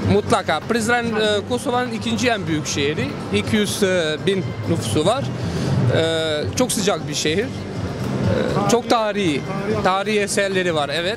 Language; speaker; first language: Turkish; non-native, fluent; Albanian